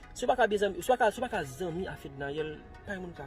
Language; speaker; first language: French; non-native, local second language; Haitian Creole